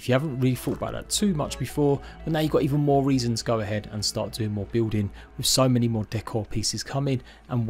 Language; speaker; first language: English; native; English